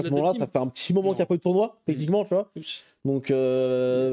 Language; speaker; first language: French; native; French